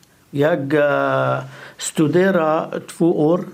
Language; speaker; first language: Swedish; non-native, learner; Arabic